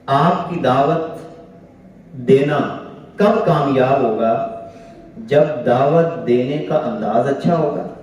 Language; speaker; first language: Urdu; non-native, local second language; Punjabi